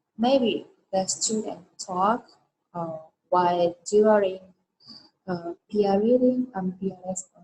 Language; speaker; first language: English; non-native, learner; Japanese